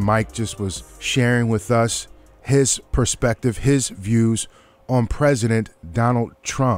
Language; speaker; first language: English; native; English